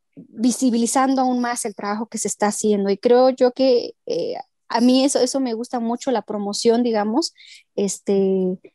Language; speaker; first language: Spanish; non-native, local second language; Mixtepec Mixtec